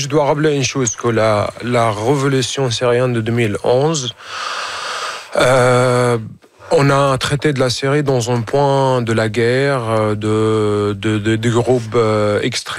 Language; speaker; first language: French; non-native, fluent; Arabic